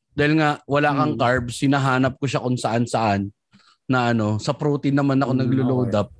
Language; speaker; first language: Filipino; native; Filipino